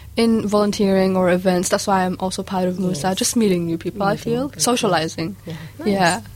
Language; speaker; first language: English; early bilingual, other home language; Arabic